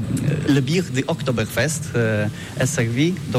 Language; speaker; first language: French; non-native, learner; Polish